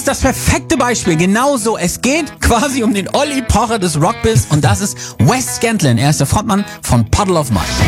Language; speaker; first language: German; native; German